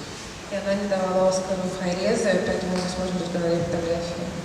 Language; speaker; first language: Russian; native; Russian